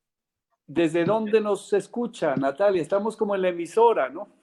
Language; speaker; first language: Spanish; native; Spanish